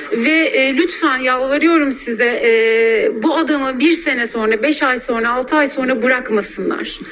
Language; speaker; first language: Turkish; native; Turkish